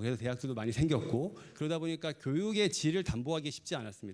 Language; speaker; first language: Korean; native; Korean